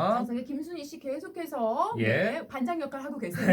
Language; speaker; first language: Korean; native; Korean